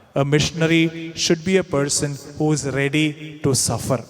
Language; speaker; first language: English; non-native, local second language; Malayalam